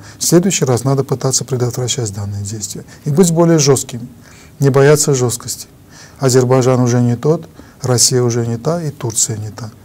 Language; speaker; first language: Russian; non-native, local second language; Armenian